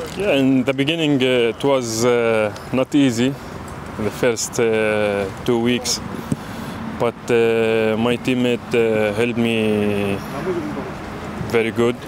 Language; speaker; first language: English; non-native, learner; Arabic